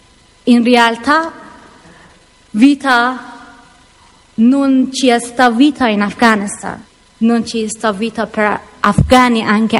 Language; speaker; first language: Italian; non-native, learner; Persian